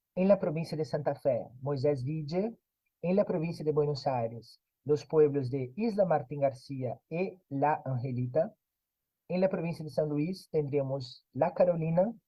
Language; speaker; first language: Spanish; non-native, fluent; Portuguese